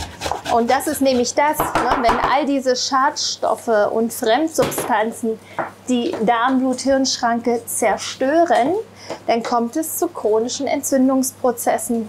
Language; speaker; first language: German; native; German